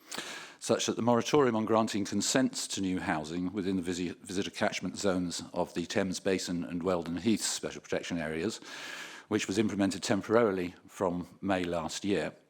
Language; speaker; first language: English; native; English